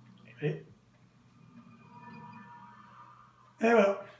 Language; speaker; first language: French; native; French